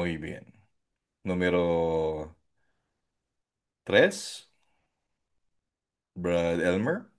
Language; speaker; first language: Spanish; non-native, fluent; Filipino